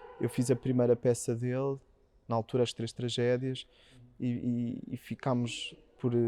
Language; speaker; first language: Portuguese; early bilingual, heritage; Portuguese